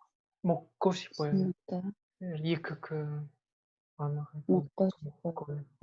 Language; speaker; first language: Korean; non-native, fluent; Kazakh